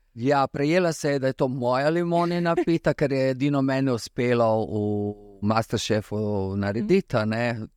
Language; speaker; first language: Slovenian; early bilingual, other home language; Serbian